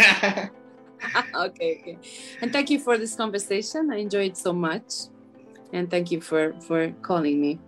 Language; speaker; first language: English; non-native, fluent; Hungarian